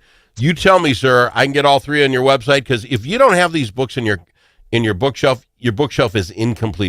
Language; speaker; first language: English; native; English